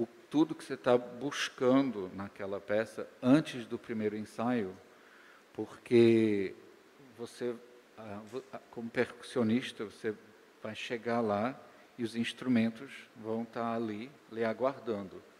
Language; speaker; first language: Portuguese; native; Portuguese